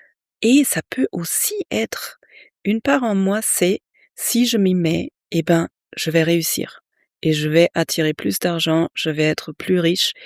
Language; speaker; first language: French; native; French